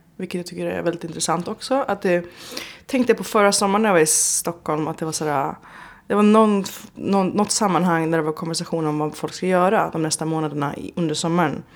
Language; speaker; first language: Swedish; early bilingual, other home language; Persian